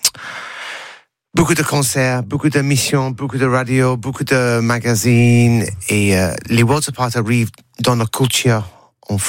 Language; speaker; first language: French; non-native, learner; English